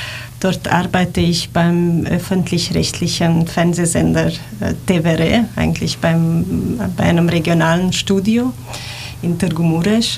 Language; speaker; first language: German; non-native, fluent; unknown